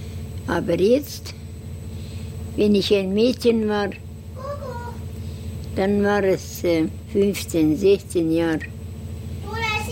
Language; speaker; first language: German; non-native, learner; Estonian